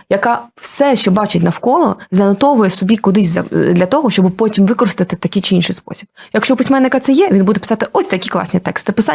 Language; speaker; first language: Ukrainian; non-native, local second language; Russian